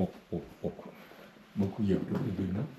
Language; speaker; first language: English; non-native, learner; Japanese